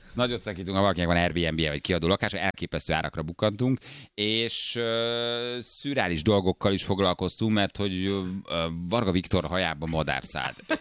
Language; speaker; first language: Hungarian; native; Hungarian